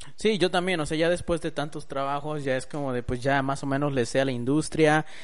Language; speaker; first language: Spanish; early bilingual, heritage; Spanish